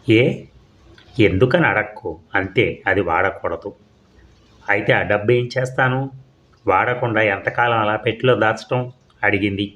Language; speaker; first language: Telugu; native; Telugu